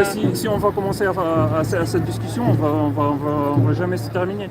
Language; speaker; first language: French; non-native, fluent; Arabic